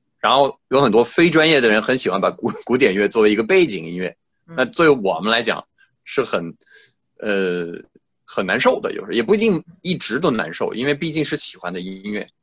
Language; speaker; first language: Chinese; non-native, fluent; French